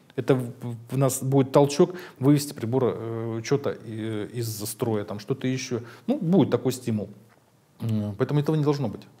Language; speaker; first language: Russian; native; Russian